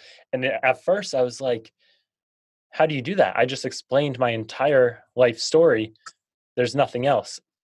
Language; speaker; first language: English; native; English